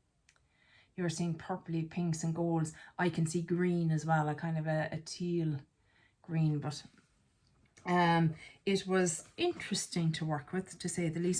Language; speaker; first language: English; native; English